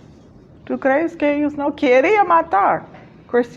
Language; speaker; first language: Spanish; non-native, fluent; English